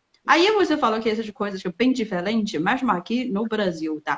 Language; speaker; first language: Portuguese; non-native, fluent; Chinese